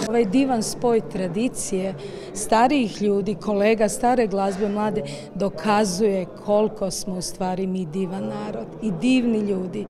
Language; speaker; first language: Croatian; native; Croatian